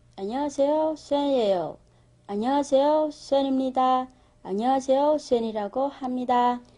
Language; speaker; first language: Korean; non-native, learner; Vietnamese